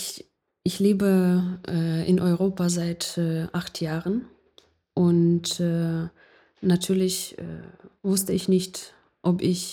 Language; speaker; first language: German; non-native, fluent; Ukrainian